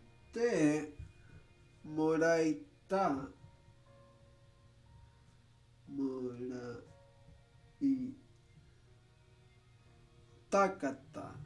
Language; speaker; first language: Japanese; non-native, learner; English